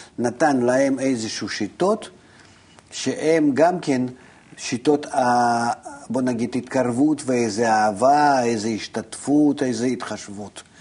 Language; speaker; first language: Hebrew; non-native, fluent; Russian